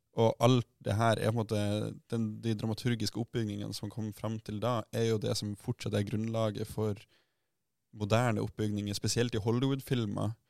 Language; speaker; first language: Norwegian; native; Norwegian